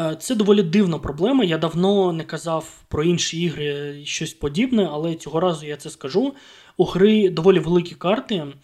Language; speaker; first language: Ukrainian; non-native, local second language; Russian